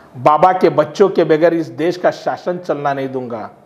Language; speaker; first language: Hindi; non-native, local second language; Marathi